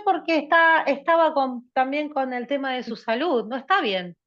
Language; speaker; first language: Spanish; native; Spanish